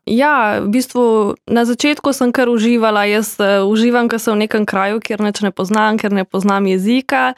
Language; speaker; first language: Slovenian; native; Slovenian